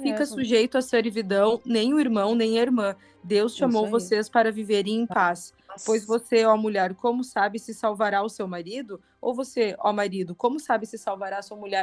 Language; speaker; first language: Portuguese; native; Portuguese